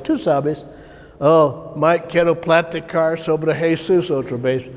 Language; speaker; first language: Spanish; non-native, learner; English